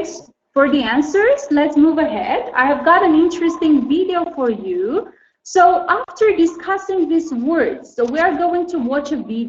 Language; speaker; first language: English; non-native, fluent; Armenian